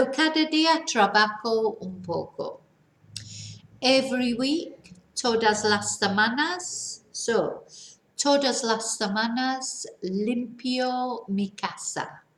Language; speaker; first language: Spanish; non-native, fluent; English